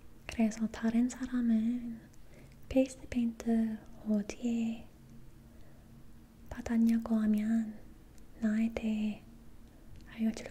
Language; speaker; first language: Korean; non-native, learner; English